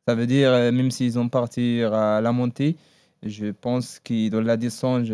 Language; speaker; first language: French; non-native, learner; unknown